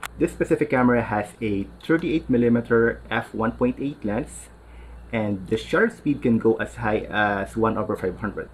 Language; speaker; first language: English; non-native, local second language; Filipino